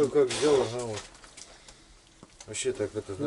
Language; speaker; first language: Russian; native; Russian